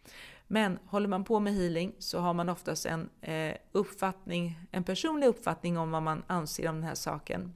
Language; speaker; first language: Swedish; native; Swedish